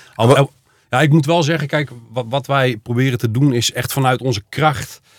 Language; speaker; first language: Dutch; native; Dutch